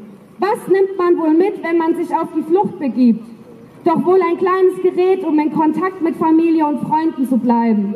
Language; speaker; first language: German; native; German